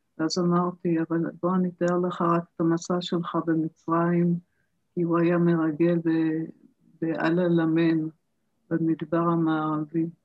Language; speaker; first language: Hebrew; early bilingual, other home language; German